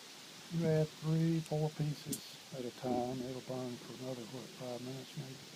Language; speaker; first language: English; native; English